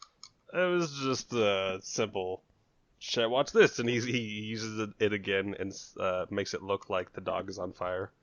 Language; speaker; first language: English; native; English